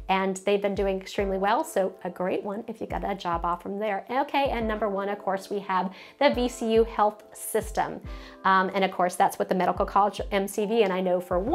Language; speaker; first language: English; native; English